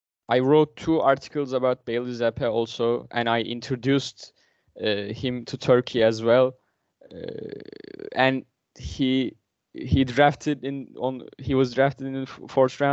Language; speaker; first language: English; non-native, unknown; Turkish